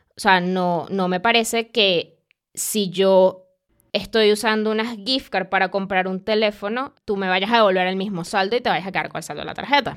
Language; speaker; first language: Spanish; native; Spanish